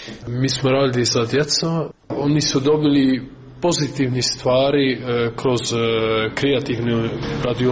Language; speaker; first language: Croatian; non-native, learner; Dutch